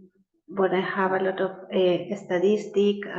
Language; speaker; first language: English; non-native, learner; Spanish